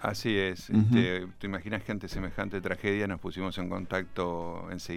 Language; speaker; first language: Spanish; native; Spanish